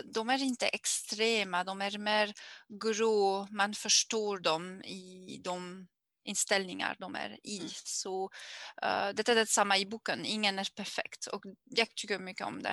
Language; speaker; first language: Swedish; non-native, learner; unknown